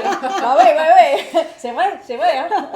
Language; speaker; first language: French; non-native, learner; English